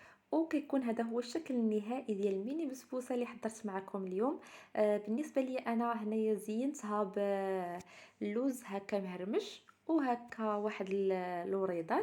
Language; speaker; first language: Arabic; native; Arabic